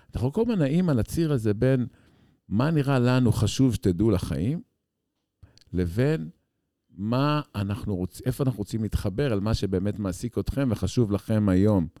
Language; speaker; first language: Hebrew; native; Hebrew